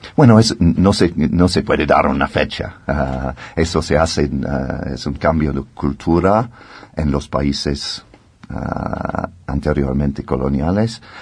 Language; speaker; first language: Spanish; non-native, fluent; English